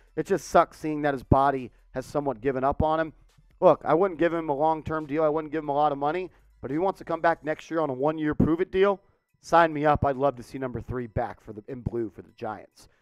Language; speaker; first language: English; native; English